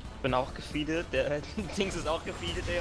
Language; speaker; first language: German; native; German